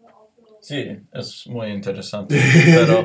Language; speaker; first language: Spanish; non-native, learner; English